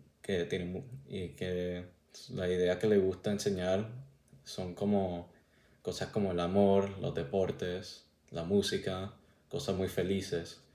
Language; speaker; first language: Spanish; non-native, learner; English